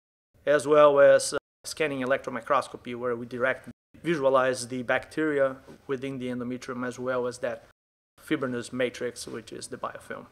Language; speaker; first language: English; non-native, fluent; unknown